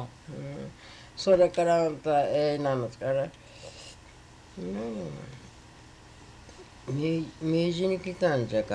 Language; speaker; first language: Japanese; native; Japanese